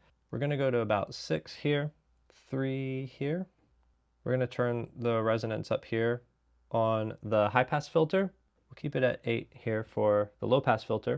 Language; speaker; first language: English; native; English